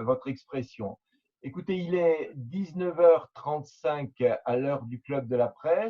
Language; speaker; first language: French; native; French